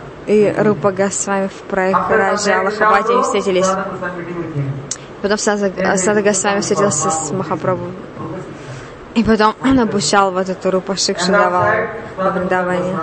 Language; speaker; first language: Russian; non-native, learner; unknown